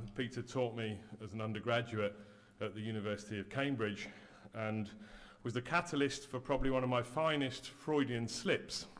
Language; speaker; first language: English; native; English